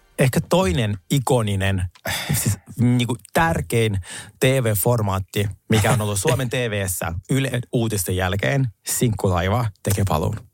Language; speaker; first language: Finnish; non-native, fluent; Russian